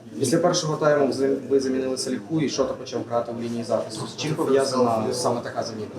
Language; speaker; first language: Ukrainian; native; Ukrainian